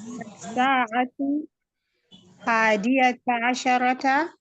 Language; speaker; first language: Arabic; non-native, learner; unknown